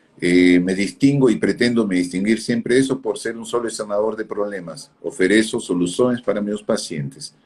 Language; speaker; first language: Portuguese; non-native, fluent; Spanish